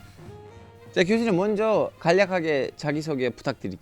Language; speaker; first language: Korean; non-native, fluent; Turkish